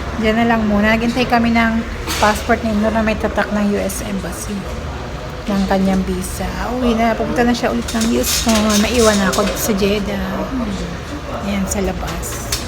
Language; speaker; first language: Filipino; native; Filipino